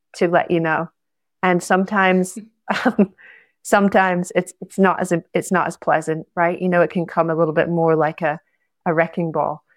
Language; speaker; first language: English; native; English